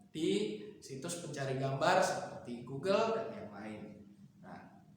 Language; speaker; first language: Indonesian; native; Indonesian